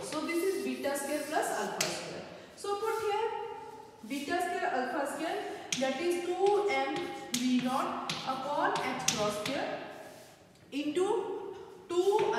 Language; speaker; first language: English; non-native, local second language; Hindi